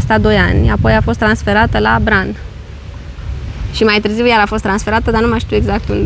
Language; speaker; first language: Romanian; native; Romanian